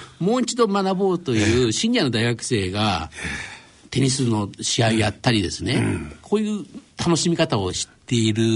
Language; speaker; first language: Japanese; native; Japanese